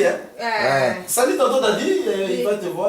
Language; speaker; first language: French; non-native, local second language; Lingala